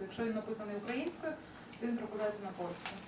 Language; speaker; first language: Ukrainian; non-native, fluent; Polish